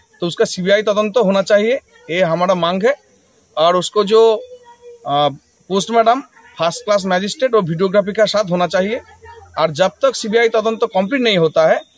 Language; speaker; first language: Hindi; non-native, local second language; Bangla